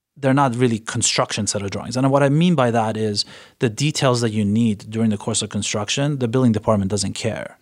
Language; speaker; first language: English; early bilingual, other home language; Persian